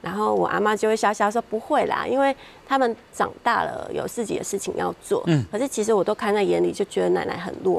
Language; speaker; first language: Chinese; native; Chinese